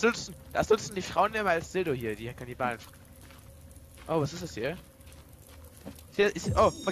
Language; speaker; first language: German; native; German